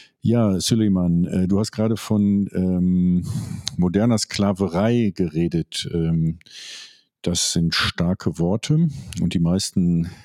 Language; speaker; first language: German; native; German